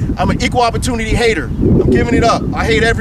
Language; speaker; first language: English; native; English